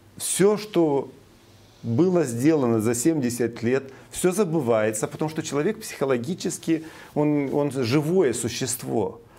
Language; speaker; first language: Russian; non-native, local second language; Romanian